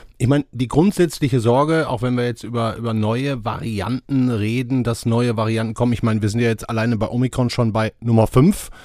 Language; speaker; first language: German; native; German